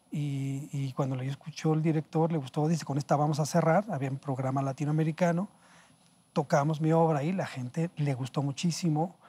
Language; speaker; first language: Spanish; native; Spanish